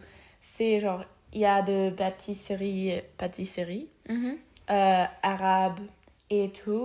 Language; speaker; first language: French; non-native, learner; Spanish